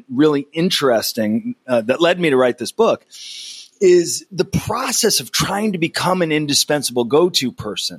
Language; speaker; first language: English; native; English